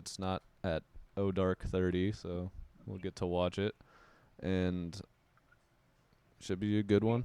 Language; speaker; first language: English; native; English